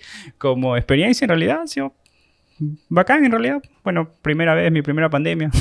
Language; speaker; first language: Spanish; native; Spanish